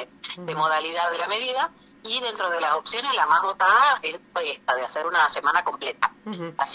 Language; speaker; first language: Spanish; native; Spanish